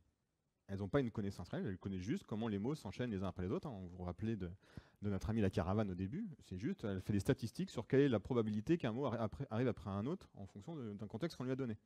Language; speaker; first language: French; native; French